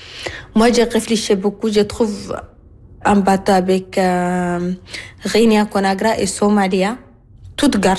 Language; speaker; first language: French; non-native, learner; Arabic